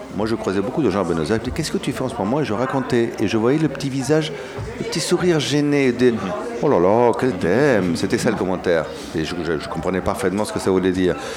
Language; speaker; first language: French; early bilingual, other home language; Spanish